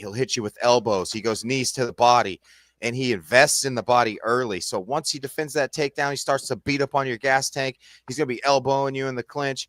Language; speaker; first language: English; native; English